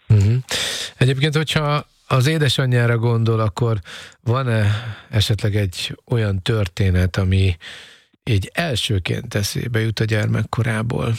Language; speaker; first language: Hungarian; native; Hungarian